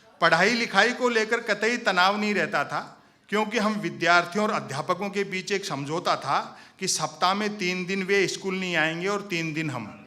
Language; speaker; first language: Hindi; native; Hindi